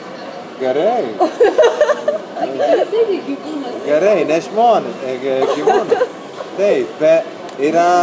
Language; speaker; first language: Lithuanian; non-native, learner; Italian